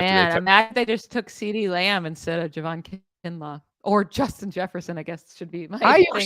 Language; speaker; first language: English; native; English